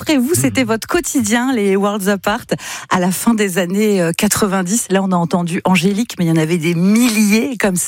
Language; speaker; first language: French; native; French